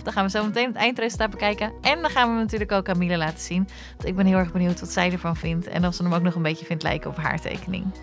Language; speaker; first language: Dutch; native; Dutch